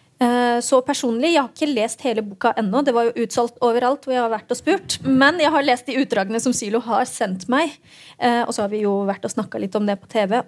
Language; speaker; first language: Norwegian; early bilingual, other home language; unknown